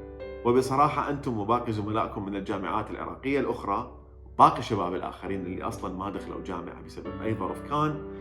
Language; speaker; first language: Arabic; native; Arabic